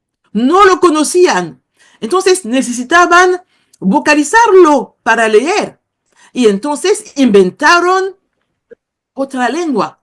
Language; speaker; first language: Spanish; non-native, fluent; Kongo